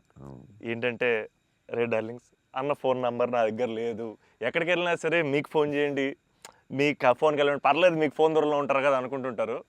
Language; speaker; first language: Telugu; native; Telugu